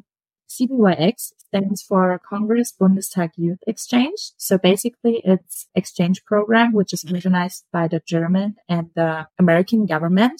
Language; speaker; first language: English; non-native, fluent; German